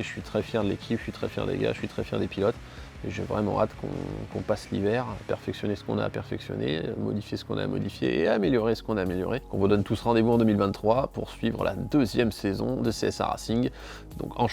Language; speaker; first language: French; native; French